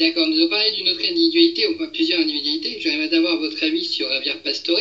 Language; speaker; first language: French; native; French